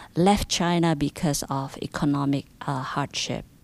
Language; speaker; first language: English; non-native, fluent; Indonesian